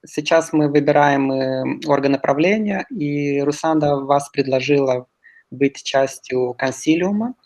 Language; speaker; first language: Russian; non-native, local second language; Romanian